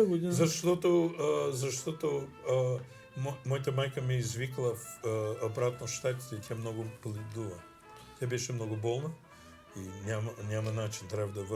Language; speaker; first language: Bulgarian; non-native, fluent; English